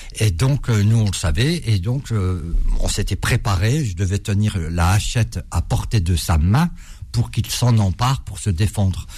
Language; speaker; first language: French; early bilingual, other home language; Arabic